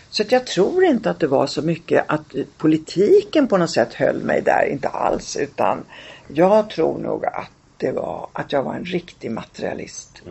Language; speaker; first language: Swedish; early bilingual, other home language; Italian